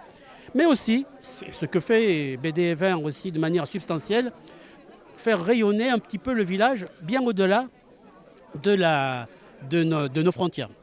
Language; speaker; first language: French; native; French